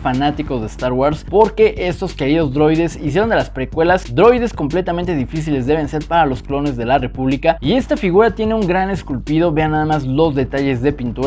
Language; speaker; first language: Spanish; native; Spanish